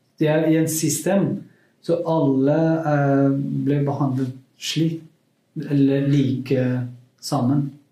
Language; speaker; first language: Norwegian; non-native, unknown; Kurdish